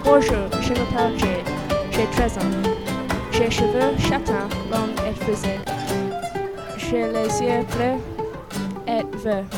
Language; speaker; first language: French; non-native, learner; English